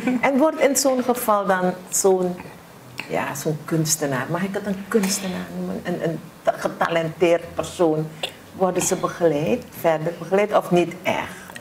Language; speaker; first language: Dutch; native; Dutch